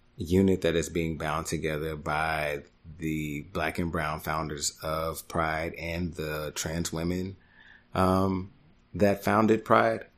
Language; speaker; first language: English; native; English